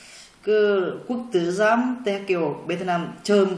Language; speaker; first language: Korean; non-native, learner; Vietnamese